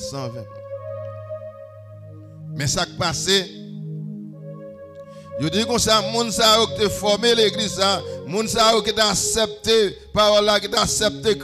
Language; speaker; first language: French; non-native, learner; Haitian Creole